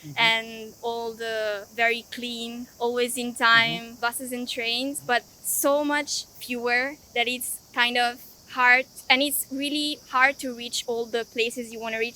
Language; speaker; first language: English; non-native, fluent; Italian